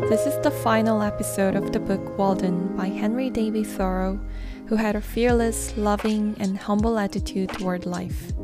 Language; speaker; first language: English; non-native, fluent; Korean